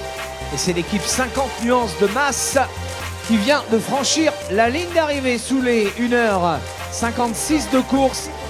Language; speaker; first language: French; native; French